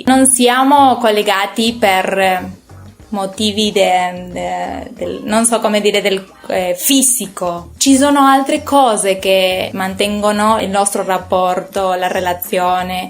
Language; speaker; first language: Italian; non-native, learner; Spanish